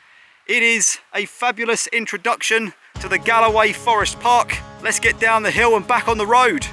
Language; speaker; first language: English; native; English